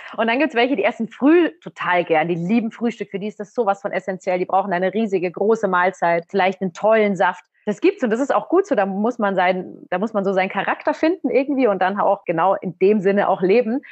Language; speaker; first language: German; native; German